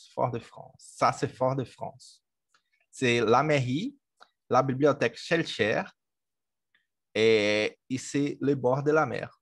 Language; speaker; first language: French; native; French